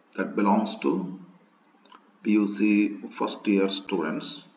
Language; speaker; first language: English; non-native, local second language; Kannada